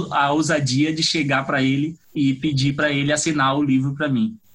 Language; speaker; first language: Portuguese; native; Portuguese